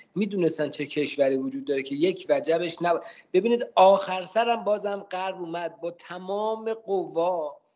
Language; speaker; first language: Persian; native; Persian